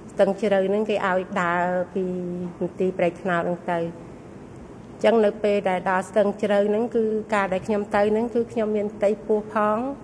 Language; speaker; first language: Khmer; native; Khmer